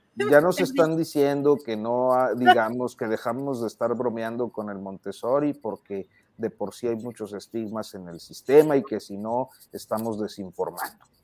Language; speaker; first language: Spanish; native; Spanish